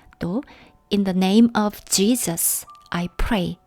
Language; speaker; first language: English; non-native, fluent; Korean